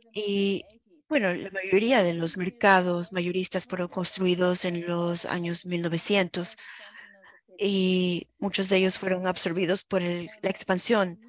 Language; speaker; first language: Spanish; non-native, fluent; German